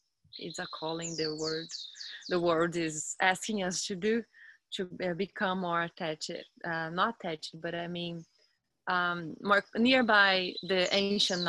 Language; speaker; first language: English; non-native, fluent; Portuguese